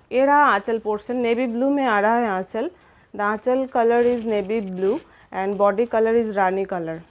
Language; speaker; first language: Hindi; non-native, local second language; Bangla